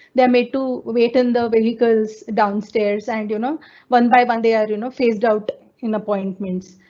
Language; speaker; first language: English; non-native, local second language; Marathi